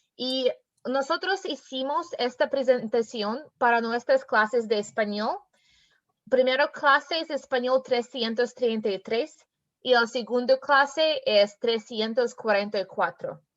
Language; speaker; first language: Spanish; non-native, learner; English